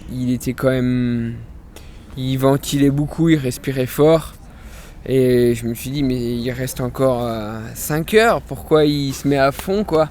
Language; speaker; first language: French; native; French